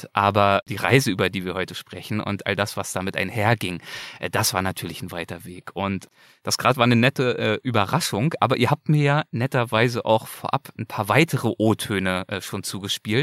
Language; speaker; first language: German; native; German